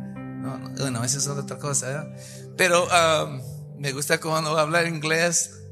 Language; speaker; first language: Spanish; early bilingual, heritage; Spanish